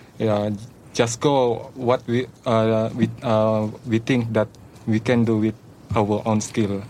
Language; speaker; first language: English; non-native, learner; Malay